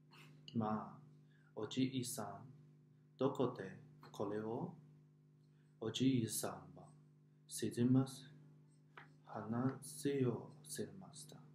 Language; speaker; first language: Japanese; non-native, learner; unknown